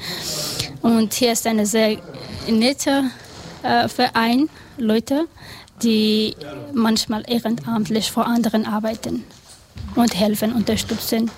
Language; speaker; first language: German; non-native, learner; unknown